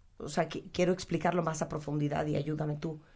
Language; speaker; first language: Spanish; native; Spanish